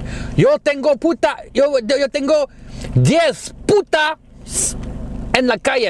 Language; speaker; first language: Spanish; non-native, learner; French